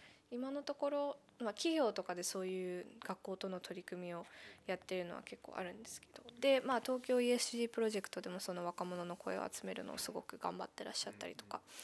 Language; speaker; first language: Japanese; native; Japanese